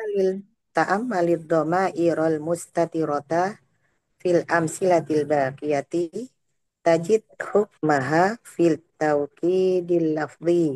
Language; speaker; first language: Arabic; non-native, learner; Indonesian